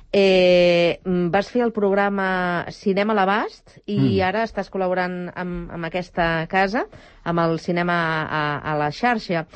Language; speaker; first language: Catalan; native; Catalan